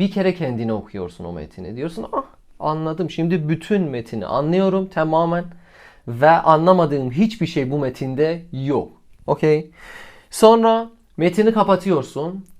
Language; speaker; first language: Turkish; non-native, fluent; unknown